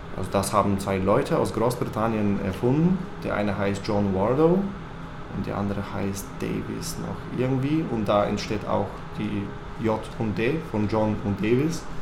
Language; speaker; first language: German; non-native, fluent; Bulgarian